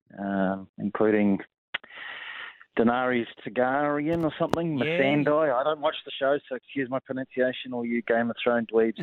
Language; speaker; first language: English; native; English